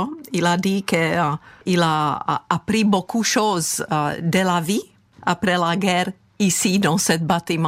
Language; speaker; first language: French; non-native, fluent; Czech